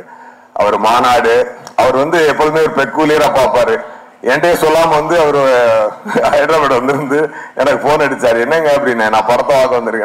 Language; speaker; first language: Tamil; native; Tamil